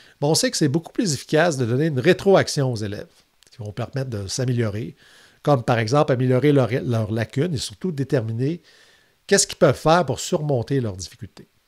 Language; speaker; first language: French; native; French